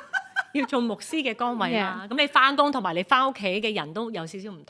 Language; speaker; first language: Cantonese; native; Cantonese